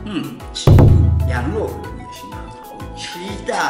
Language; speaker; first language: Chinese; non-native, learner; Japanese